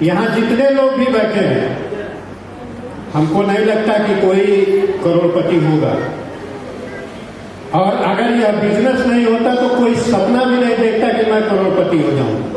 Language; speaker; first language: Hindi; native; Hindi